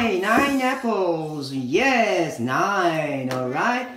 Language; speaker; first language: English; non-native, fluent; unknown